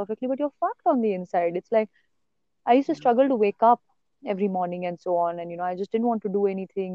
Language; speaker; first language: English; non-native, local second language; Marathi